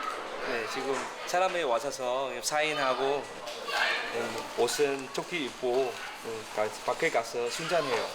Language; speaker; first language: Korean; non-native, learner; Vietnamese